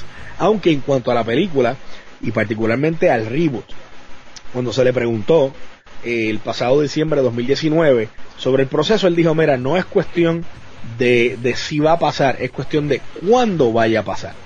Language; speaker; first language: Spanish; native; Spanish